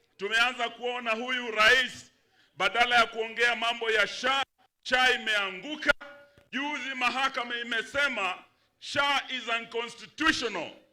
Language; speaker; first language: Swahili; non-native, local second language; Luyia